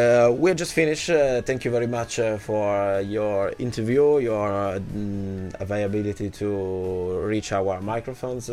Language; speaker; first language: English; non-native, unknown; Italian